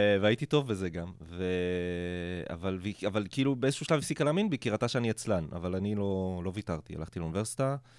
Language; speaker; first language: Hebrew; non-native, local second language; Arabic